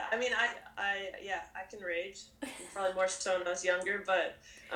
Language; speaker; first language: English; native; English